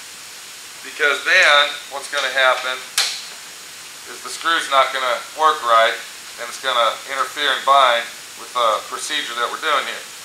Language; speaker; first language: English; native; English